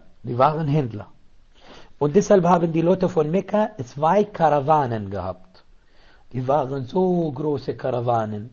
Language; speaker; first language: German; non-native, fluent; Arabic